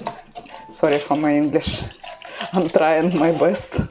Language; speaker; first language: English; non-native, learner; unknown